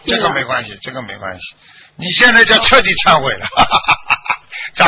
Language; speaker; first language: Chinese; native; Chinese